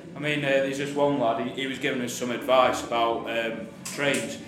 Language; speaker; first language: English; native; English